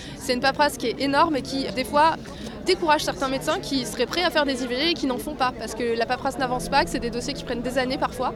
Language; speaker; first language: French; native; French